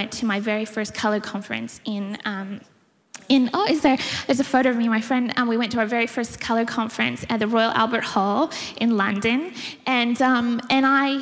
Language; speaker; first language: English; native; English